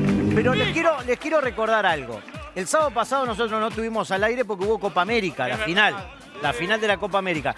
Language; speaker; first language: Spanish; native; Spanish